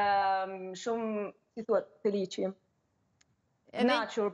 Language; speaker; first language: Albanian; early bilingual, heritage; Albanian